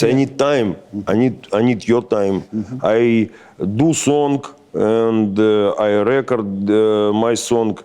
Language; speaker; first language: English; non-native, learner; Russian